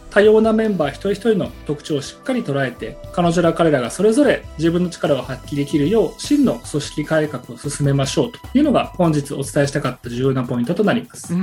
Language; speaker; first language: Japanese; native; Japanese